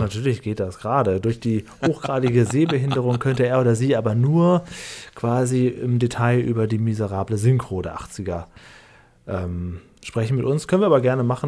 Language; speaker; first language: German; native; German